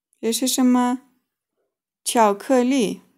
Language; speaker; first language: Chinese; non-native, fluent; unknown